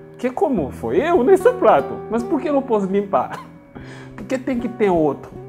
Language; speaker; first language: Portuguese; non-native, learner; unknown